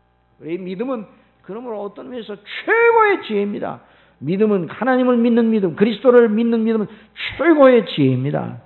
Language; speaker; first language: Korean; native; Korean